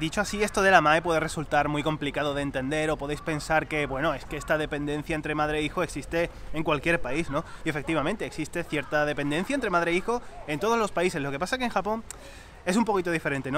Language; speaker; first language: Spanish; native; Spanish